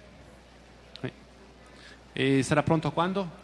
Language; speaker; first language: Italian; early bilingual, heritage; Italian